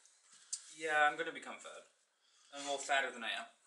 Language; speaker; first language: English; native; English